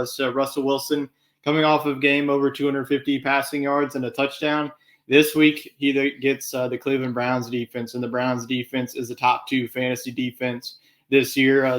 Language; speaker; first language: English; native; English